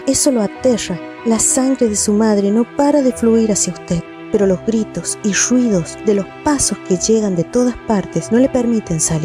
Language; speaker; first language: Spanish; native; Spanish